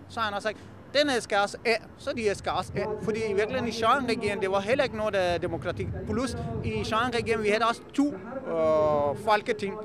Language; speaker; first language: Danish; non-native, fluent; Persian